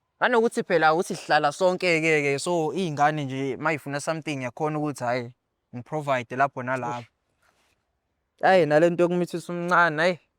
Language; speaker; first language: Zulu; native; Zulu